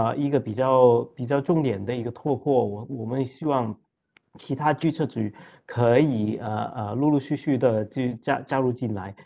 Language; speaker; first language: Chinese; non-native, local second language; Cantonese